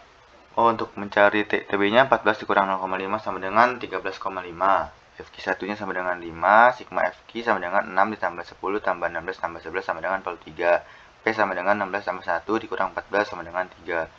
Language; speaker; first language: Indonesian; native; Indonesian